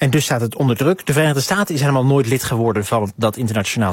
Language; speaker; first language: Dutch; native; Dutch